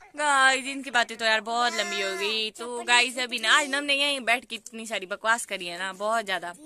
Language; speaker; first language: Hindi; non-native, local second language; Pahari-Potwari